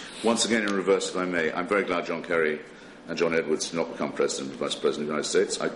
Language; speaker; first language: English; native; English